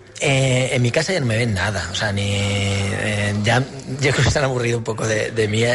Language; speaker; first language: Spanish; native; Spanish